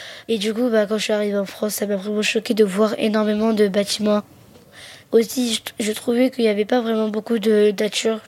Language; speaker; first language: French; early bilingual, other home language; Arabic